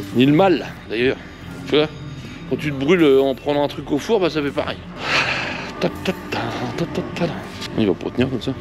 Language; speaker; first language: French; native; French